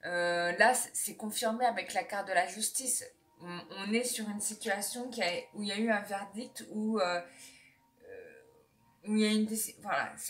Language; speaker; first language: French; native; French